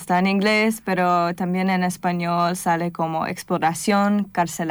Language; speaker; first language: Spanish; non-native, fluent; English